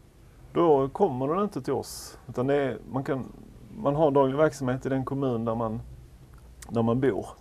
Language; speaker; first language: Swedish; native; Swedish